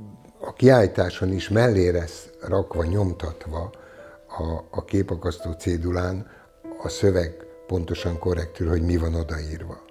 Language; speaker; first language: Hungarian; native; Hungarian